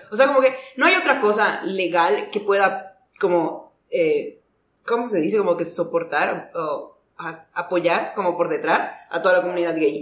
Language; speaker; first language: Spanish; native; Spanish